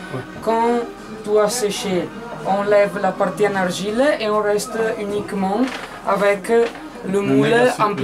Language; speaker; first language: French; non-native, fluent; Italian